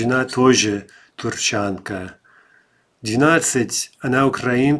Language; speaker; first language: Russian; non-native, fluent; English